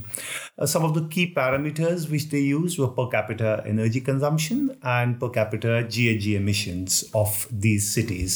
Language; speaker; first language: English; non-native, local second language; Hindi